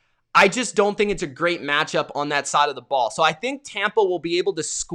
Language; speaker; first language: English; native; English